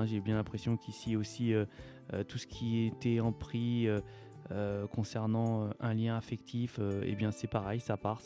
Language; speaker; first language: French; native; French